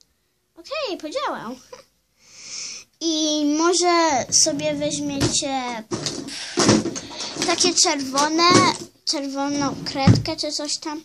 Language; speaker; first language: Polish; early bilingual, heritage; Polish